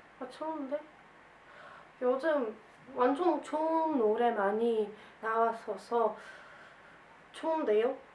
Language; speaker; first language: Korean; non-native, fluent; Ukrainian